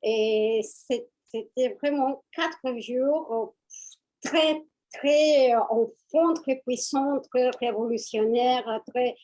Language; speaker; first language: French; non-native, fluent; Spanish